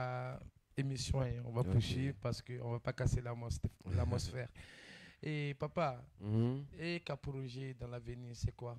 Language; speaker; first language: French; non-native, local second language; Bambara